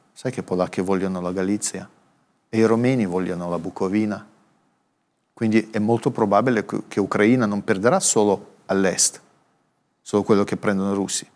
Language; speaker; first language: Italian; non-native, fluent; Russian